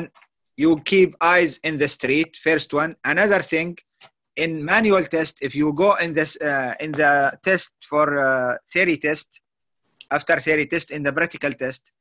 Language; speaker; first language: English; non-native, learner; Arabic